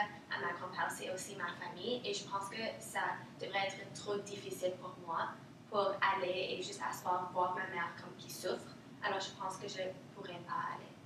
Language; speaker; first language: French; non-native, local second language; English